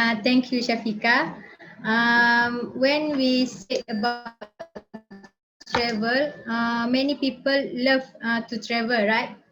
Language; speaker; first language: English; non-native, local second language; Malay